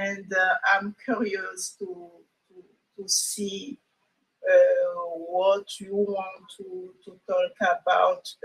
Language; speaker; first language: English; non-native, local second language; French